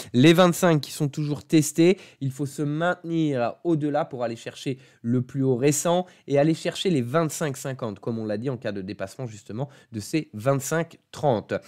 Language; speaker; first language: French; native; French